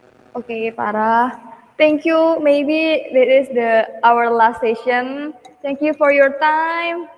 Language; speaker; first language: English; non-native, learner; Indonesian